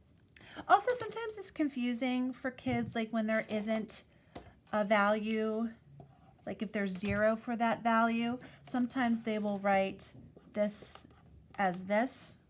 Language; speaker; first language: English; native; English